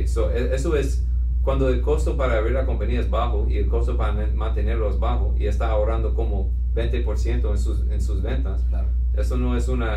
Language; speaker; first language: Spanish; non-native, fluent; English